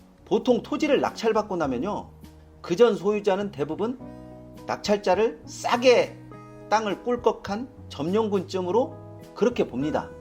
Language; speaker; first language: Korean; native; Korean